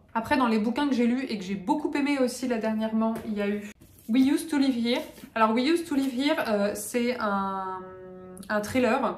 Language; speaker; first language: French; native; French